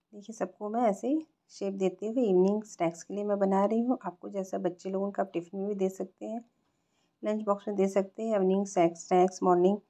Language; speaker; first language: Hindi; native; Hindi